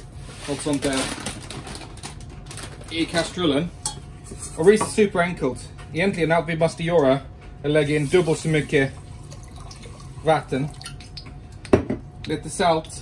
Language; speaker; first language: Swedish; non-native, fluent; English